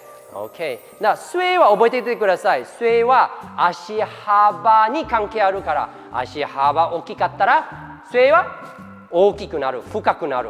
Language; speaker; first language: Japanese; non-native, fluent; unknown